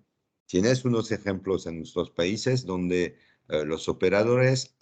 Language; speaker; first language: Spanish; non-native, fluent; French